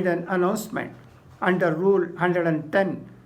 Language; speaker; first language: English; non-native, local second language; Urdu